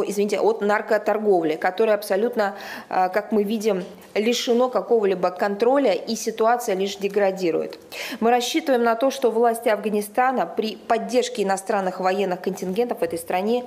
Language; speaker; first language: Russian; native; Russian